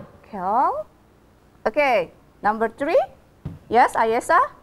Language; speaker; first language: English; non-native, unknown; Indonesian